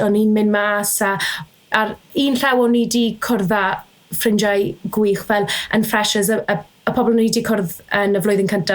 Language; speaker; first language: Welsh; native; Welsh